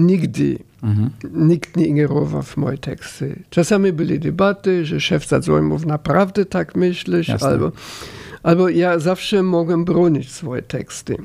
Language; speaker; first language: Polish; non-native, fluent; German